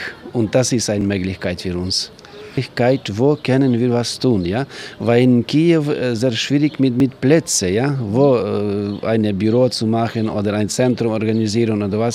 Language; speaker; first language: German; non-native, learner; Ukrainian